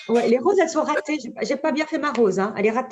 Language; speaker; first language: French; native; French